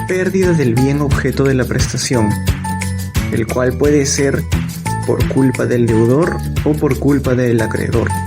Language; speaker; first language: Spanish; native; Spanish